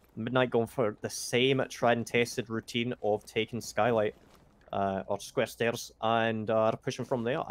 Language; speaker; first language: English; native; English